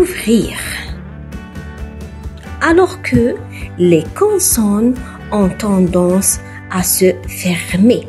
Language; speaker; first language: French; non-native, local second language; Arabic